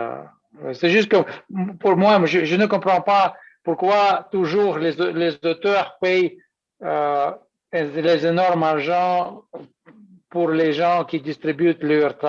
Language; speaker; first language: French; non-native, fluent; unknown